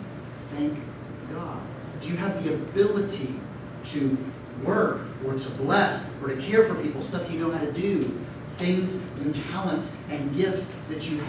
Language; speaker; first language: English; native; English